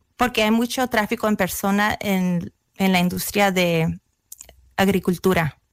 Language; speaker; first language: Spanish; early bilingual, heritage; Spanish